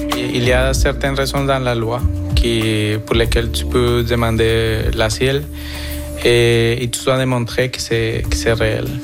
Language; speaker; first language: French; non-native, fluent; Spanish